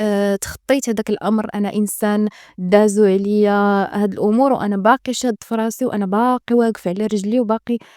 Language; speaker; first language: Arabic; native; Arabic